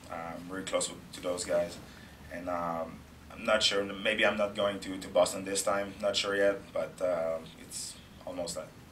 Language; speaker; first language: English; non-native, fluent; French